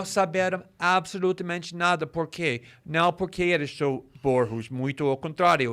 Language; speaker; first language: Portuguese; non-native, fluent; English